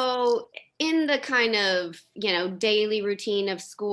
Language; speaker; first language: English; native; English